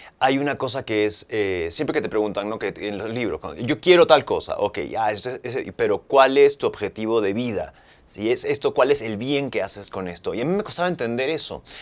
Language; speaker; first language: Spanish; native; Spanish